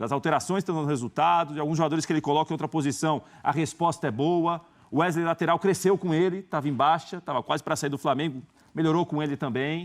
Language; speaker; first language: Portuguese; native; Portuguese